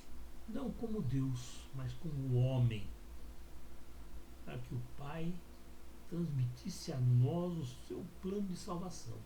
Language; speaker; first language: Portuguese; native; Portuguese